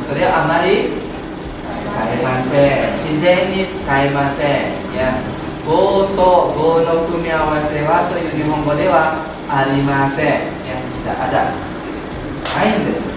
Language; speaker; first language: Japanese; non-native, fluent; Indonesian